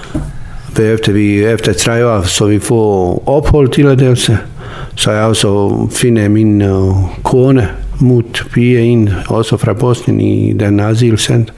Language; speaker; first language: Danish; non-native, learner; Bosnian